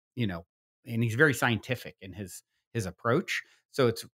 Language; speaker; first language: English; native; English